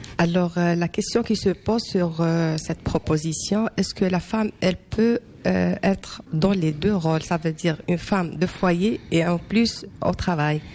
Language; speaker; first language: French; non-native, local second language; Arabic